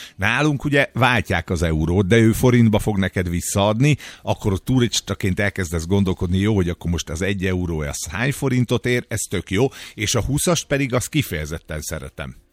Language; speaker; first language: Hungarian; native; Hungarian